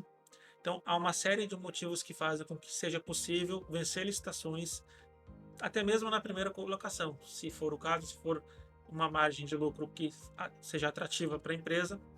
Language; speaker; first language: Portuguese; native; Portuguese